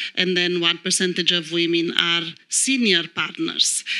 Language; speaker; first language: English; non-native, fluent; Romanian